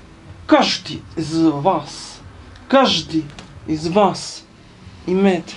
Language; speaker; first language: Russian; non-native, learner; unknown